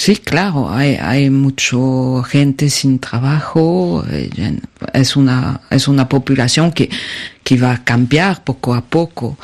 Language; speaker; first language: Spanish; non-native, fluent; French